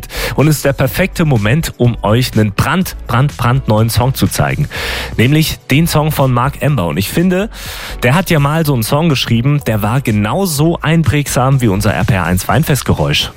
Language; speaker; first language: German; native; German